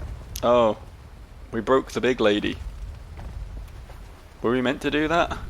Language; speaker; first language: English; native; English